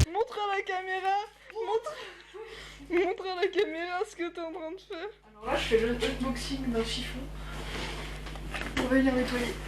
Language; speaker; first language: French; native; French